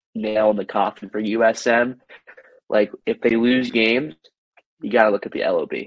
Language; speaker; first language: English; native; English